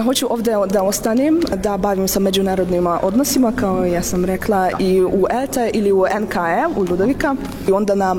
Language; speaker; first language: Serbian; non-native, learner; Hungarian